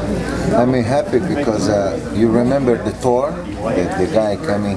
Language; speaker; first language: English; non-native, learner; Portuguese